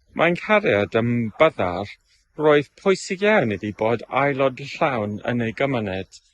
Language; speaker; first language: Welsh; non-native, learner; English